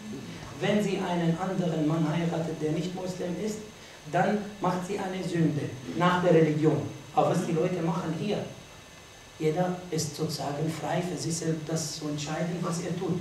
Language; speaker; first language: German; non-native, fluent; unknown